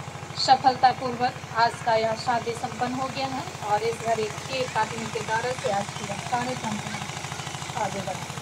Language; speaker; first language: Hindi; non-native, local second language; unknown